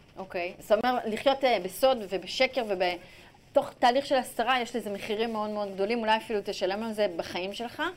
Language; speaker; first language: Hebrew; native; Hebrew